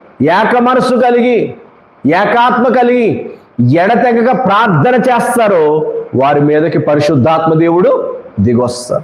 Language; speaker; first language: Telugu; native; Telugu